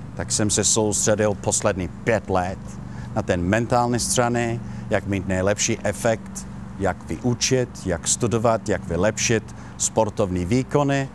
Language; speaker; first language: Czech; non-native, learner; Italian